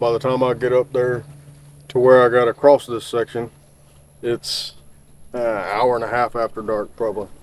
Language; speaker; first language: English; native; English